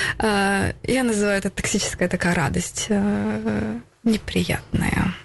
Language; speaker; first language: Russian; native; Russian